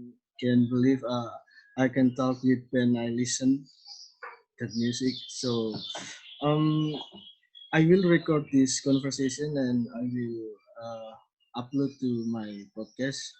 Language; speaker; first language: English; non-native, learner; Indonesian